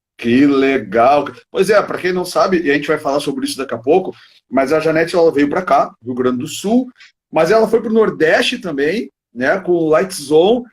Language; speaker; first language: Portuguese; native; Portuguese